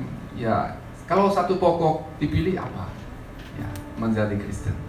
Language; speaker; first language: Indonesian; non-native, learner; Korean